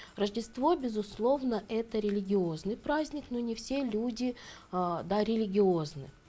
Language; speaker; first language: Russian; native; Russian